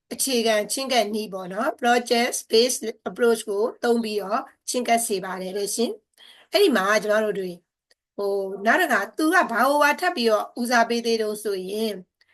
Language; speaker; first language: Burmese; native; Burmese